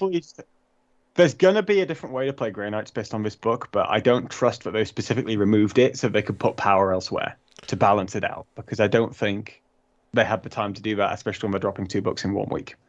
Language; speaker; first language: English; native; English